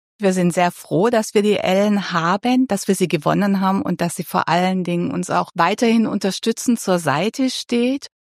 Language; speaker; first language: German; native; German